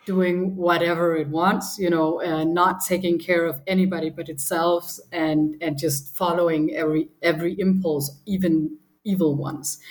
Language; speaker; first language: English; non-native, fluent; Danish